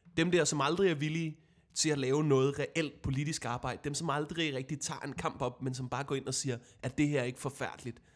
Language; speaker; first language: Danish; native; Danish